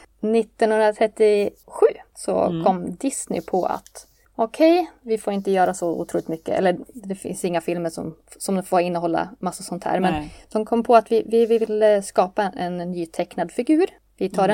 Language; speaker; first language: Swedish; native; Swedish